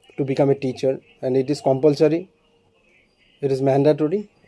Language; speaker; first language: English; non-native, local second language; Assamese